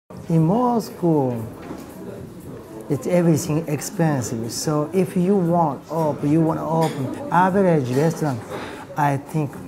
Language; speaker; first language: English; non-native, learner; Japanese